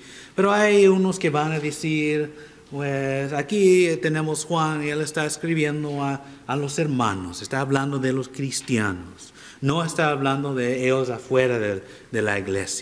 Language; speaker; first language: Spanish; non-native, fluent; English